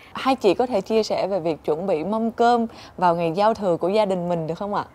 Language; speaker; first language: Vietnamese; native; Vietnamese